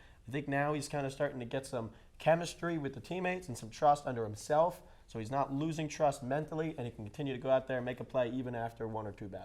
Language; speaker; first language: English; native; English